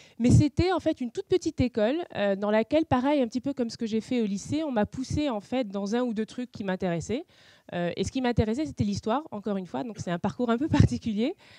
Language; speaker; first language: French; non-native, local second language; Arabic